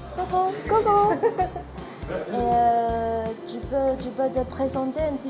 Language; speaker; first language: French; non-native, learner; Chinese